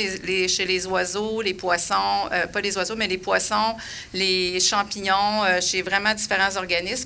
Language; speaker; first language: French; native; French